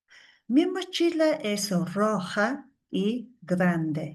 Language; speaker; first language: Spanish; non-native, fluent; Mongolian